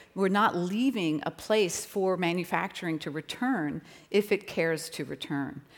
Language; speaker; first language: English; native; English